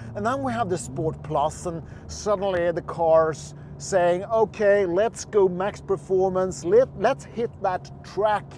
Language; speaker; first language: English; non-native, fluent; Swedish